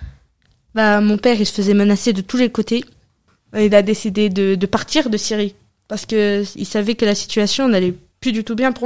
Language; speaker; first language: French; early bilingual, other home language; Arabic